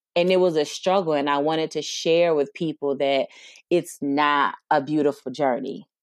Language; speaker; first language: English; native; English